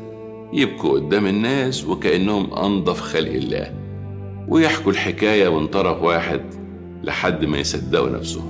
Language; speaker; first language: Arabic; native; Arabic